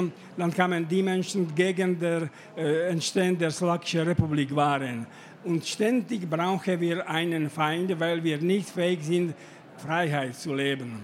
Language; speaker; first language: German; non-native, fluent; Slovak